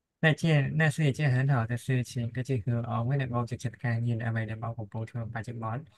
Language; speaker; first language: Chinese; non-native, learner; Khmer